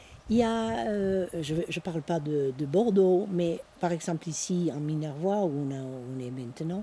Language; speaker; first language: French; non-native, fluent; Dutch